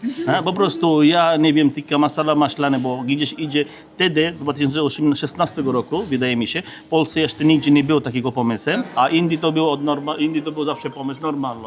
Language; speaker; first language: Polish; non-native, learner; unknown